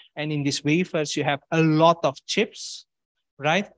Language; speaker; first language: English; non-native, fluent; Indonesian